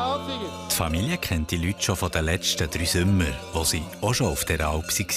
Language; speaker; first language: German; native; German